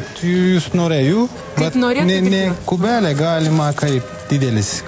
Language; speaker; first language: Lithuanian; non-native, learner; Turkish